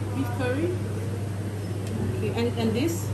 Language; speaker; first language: English; non-native, fluent; French